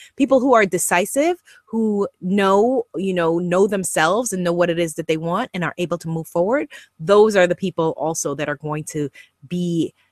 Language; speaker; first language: English; native; English